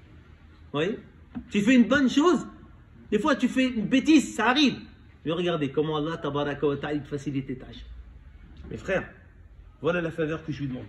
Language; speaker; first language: French; native; French